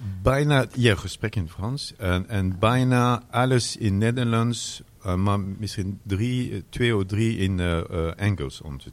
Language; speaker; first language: Dutch; non-native, learner; French